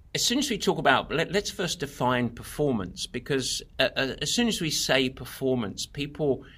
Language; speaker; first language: English; native; English